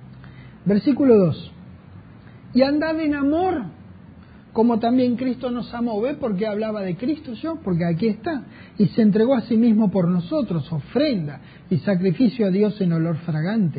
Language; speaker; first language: Spanish; native; Spanish